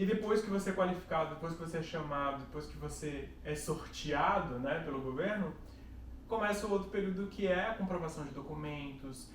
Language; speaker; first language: Portuguese; native; Portuguese